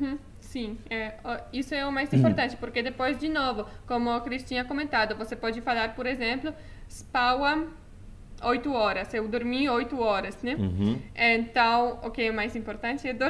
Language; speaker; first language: Portuguese; non-native, fluent; Polish